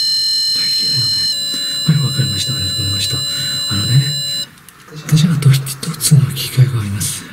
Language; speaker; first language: Japanese; non-native, learner; Chinese